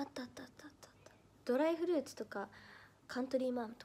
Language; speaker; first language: Japanese; native; Japanese